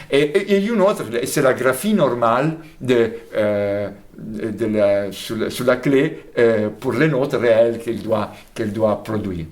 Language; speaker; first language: French; non-native, fluent; Italian